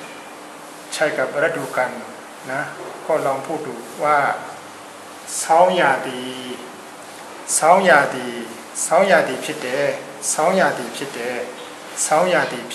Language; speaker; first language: Thai; non-native, fluent; Burmese